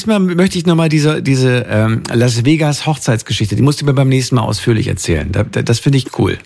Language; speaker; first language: German; native; German